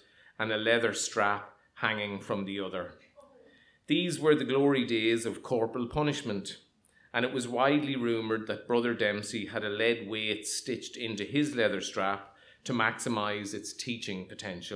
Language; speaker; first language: English; native; English